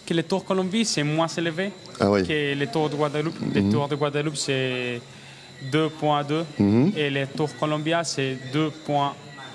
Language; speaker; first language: French; non-native, learner; Spanish